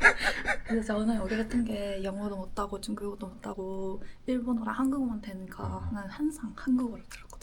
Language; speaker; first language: Korean; non-native, fluent; Japanese